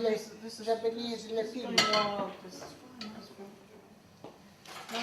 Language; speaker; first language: English; non-native, learner; Russian